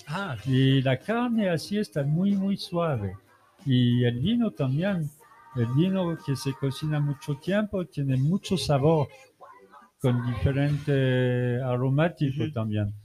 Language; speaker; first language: Spanish; non-native, learner; French